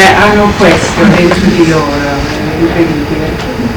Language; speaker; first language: Italian; non-native, fluent; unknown